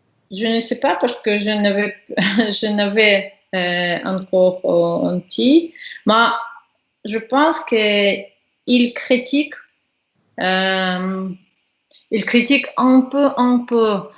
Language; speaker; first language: French; non-native, learner; Russian